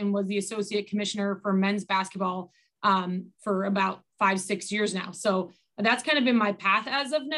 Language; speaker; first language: English; native; English